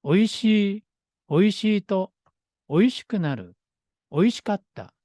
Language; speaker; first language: Japanese; non-native, fluent; Korean